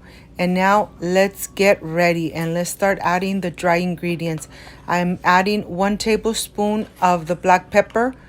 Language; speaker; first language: English; non-native, fluent; Spanish